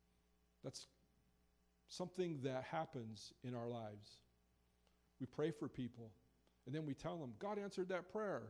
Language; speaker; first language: English; native; English